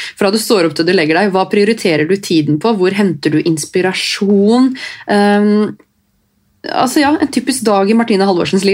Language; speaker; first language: Norwegian; native; Norwegian